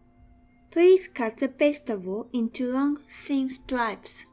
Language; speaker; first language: English; non-native, fluent; Japanese